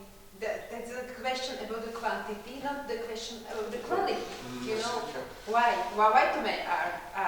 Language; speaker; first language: English; non-native, learner; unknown